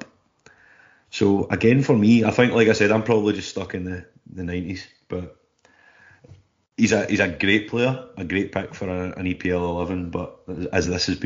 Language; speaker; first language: English; native; English